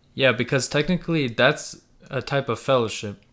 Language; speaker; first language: English; early bilingual, other home language; Russian